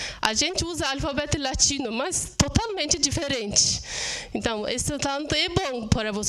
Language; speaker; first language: Portuguese; non-native, fluent; Turkish